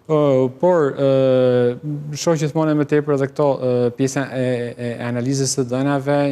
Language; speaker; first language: Albanian; native; Albanian